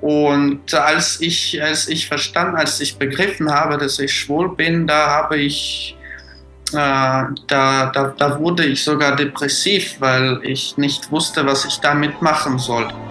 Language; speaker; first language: German; non-native, fluent; Russian